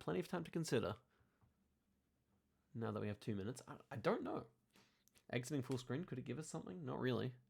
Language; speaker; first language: English; native; English